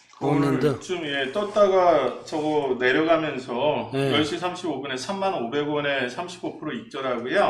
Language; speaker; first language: Korean; native; Korean